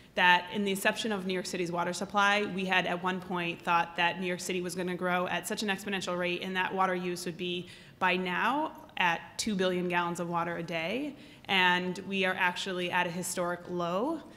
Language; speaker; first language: English; native; English